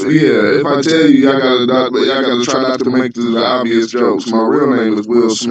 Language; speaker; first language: English; native; English